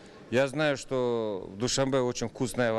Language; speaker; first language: Russian; non-native, local second language; Kazakh